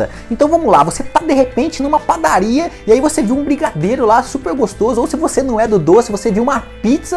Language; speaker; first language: Portuguese; native; Portuguese